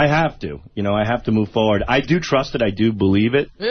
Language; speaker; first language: English; native; English